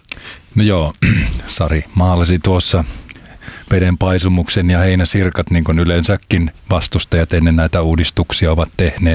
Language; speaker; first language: Finnish; native; Finnish